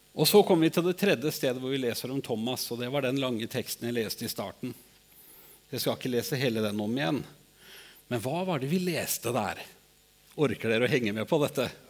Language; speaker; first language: Norwegian; native; Norwegian